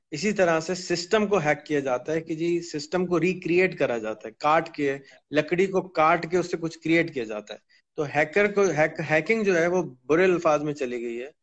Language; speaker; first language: Urdu; native; Urdu